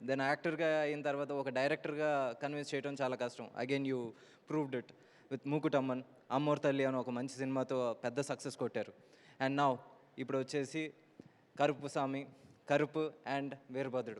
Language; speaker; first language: Telugu; native; Telugu